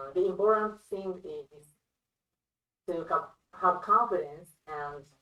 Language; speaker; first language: English; non-native, fluent; Japanese